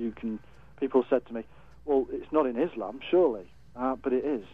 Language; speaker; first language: English; native; English